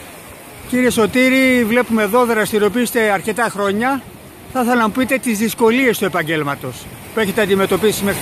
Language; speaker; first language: Greek; native; Greek